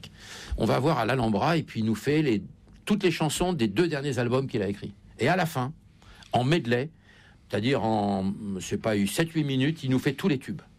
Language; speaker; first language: French; native; French